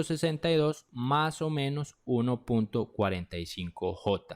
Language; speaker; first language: Spanish; native; Spanish